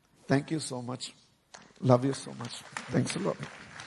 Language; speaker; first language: English; non-native, local second language; Tamil